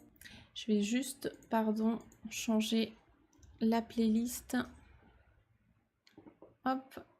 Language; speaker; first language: French; native; French